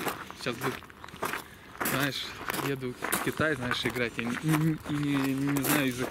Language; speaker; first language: Russian; non-native, fluent; Romanian